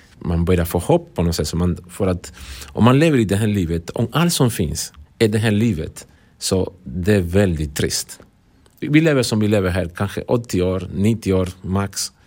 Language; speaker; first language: Swedish; non-native, fluent; Spanish